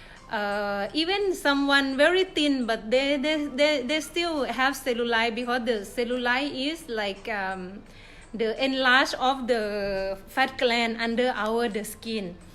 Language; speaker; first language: English; non-native, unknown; Thai